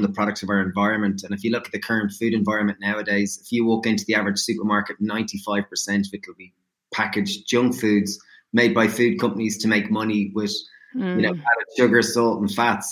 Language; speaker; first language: English; native; English